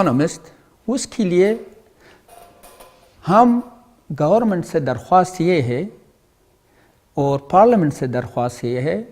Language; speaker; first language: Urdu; non-native, learner; Pashto